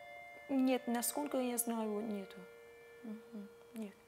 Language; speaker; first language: Russian; non-native, fluent; Vietnamese